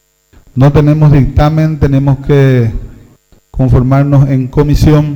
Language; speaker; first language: Spanish; native; Spanish